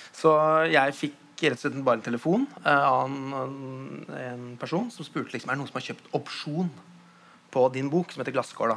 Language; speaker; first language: Norwegian; native; Norwegian